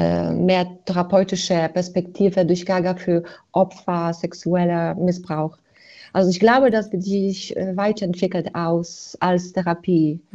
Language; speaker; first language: German; non-native, fluent; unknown